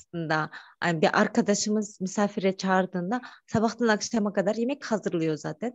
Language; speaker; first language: Turkish; non-native, fluent; Kyrgyz